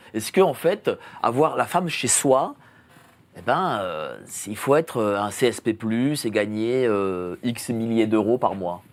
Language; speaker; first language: French; native; French